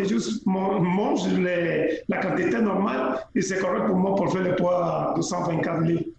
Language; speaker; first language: French; non-native, fluent; Spanish